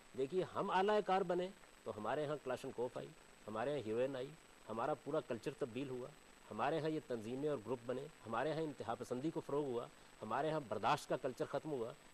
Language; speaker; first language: Urdu; non-native, local second language; Punjabi